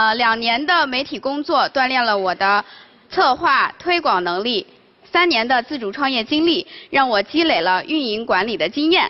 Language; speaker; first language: Chinese; native; Chinese